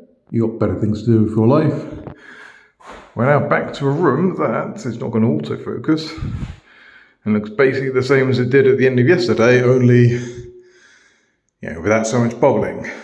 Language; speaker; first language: English; native; English